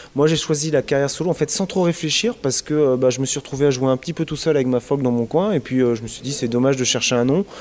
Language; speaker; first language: French; native; French